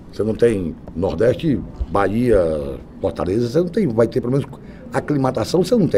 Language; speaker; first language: Portuguese; native; Portuguese